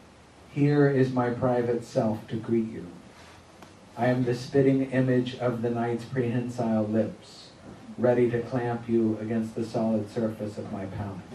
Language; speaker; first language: English; native; English